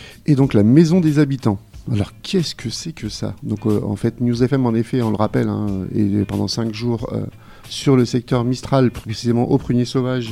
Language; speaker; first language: French; native; French